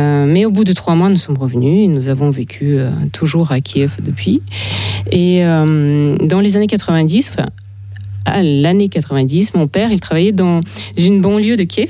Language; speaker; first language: French; non-native, fluent; Russian